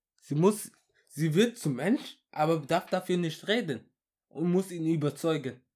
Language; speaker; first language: German; early bilingual, other home language; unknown